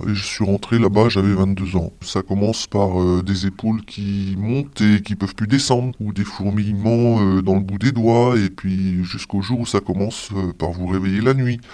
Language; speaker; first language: French; native; French